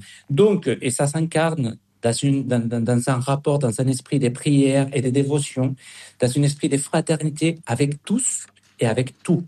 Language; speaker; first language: French; non-native, fluent; Spanish